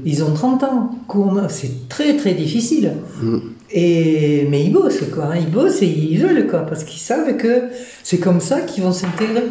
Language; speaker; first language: French; native; French